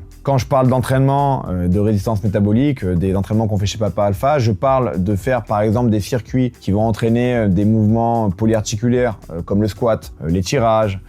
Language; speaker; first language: French; native; French